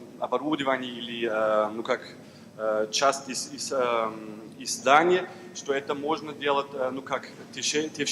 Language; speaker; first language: Russian; non-native, learner; German